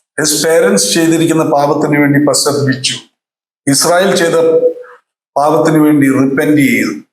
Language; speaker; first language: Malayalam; early bilingual, heritage; Malayalam